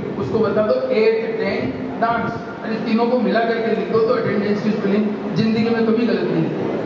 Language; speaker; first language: Hindi; native; Hindi